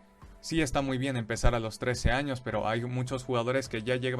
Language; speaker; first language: Spanish; native; Spanish